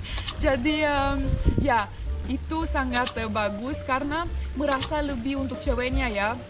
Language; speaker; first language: Indonesian; non-native, fluent; Romanian